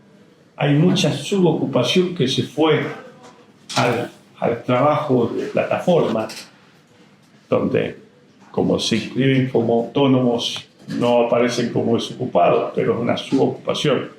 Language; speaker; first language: Spanish; native; Spanish